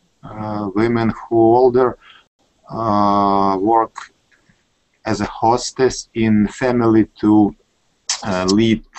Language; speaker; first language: English; non-native, learner; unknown